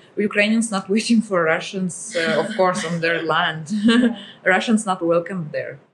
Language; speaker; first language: English; non-native, fluent; Russian